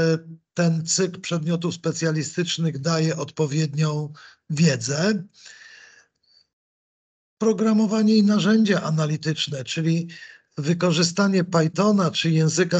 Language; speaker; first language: Polish; native; Polish